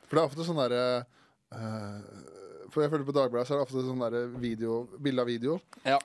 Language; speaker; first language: Norwegian; native; Norwegian